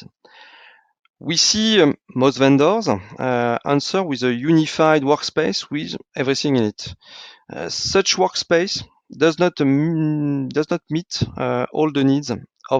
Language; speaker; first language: English; non-native, fluent; French